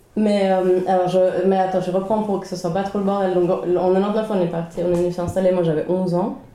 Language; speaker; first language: French; early bilingual, other home language; Swedish